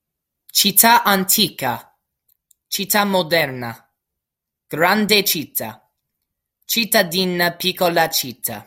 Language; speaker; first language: Italian; non-native, learner; English